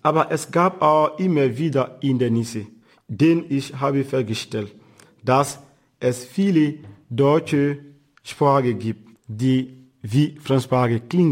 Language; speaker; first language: German; non-native, fluent; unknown